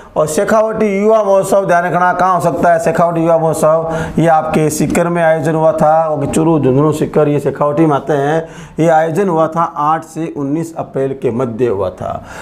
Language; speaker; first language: Hindi; native; Hindi